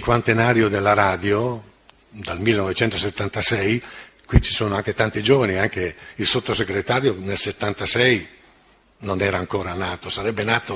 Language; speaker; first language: Italian; native; Italian